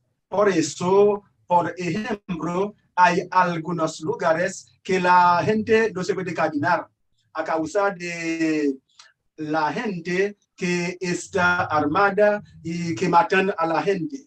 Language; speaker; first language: Spanish; non-native, learner; Haitian Creole